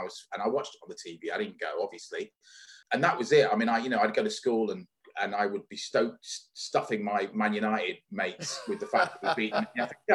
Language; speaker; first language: English; native; English